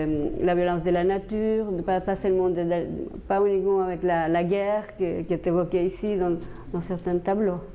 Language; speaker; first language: French; non-native, fluent; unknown